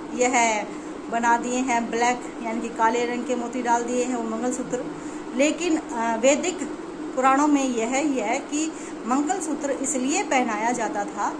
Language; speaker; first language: Hindi; native; Hindi